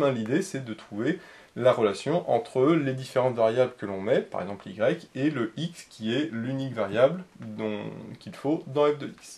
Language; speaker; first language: French; native; French